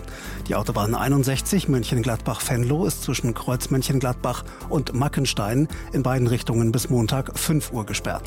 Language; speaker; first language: German; native; German